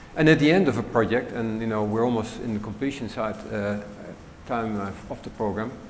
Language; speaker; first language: English; non-native, fluent; Dutch